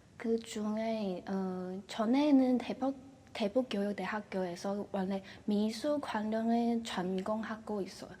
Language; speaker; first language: Korean; non-native, learner; Chinese